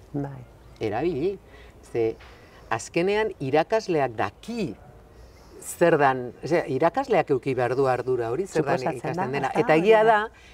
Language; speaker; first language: Basque; native; Basque